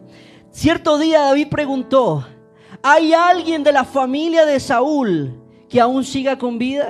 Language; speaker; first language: Spanish; native; Spanish